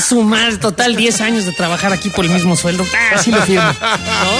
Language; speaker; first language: Spanish; native; Spanish